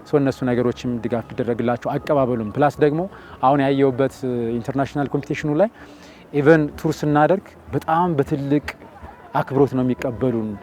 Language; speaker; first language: Amharic; native; Amharic